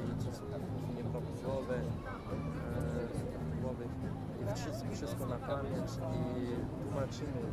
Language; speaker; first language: Polish; non-native, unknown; Italian